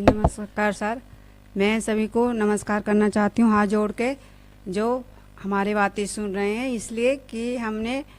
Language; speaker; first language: Hindi; native; Hindi